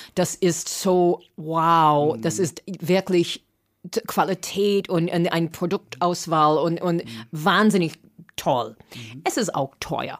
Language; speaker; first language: German; non-native, fluent; English